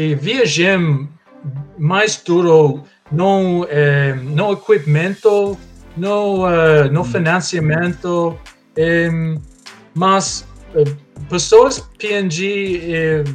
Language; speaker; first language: Portuguese; non-native, learner; English